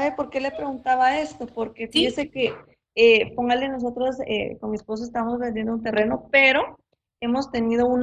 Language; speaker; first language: Spanish; native; Spanish